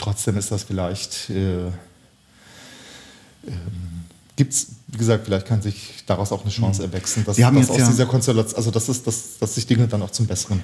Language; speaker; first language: German; early bilingual, other home language; Turkish